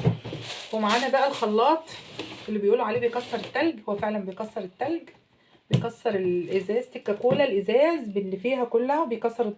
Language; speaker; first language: Arabic; native; Arabic